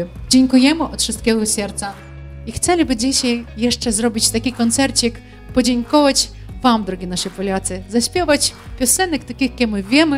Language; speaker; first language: Polish; non-native, learner; Ukrainian